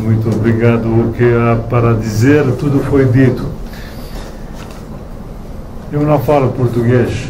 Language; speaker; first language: Portuguese; non-native, learner; Romanian